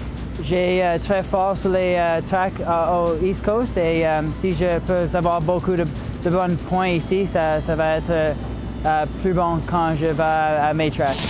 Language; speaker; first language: French; non-native, local second language; English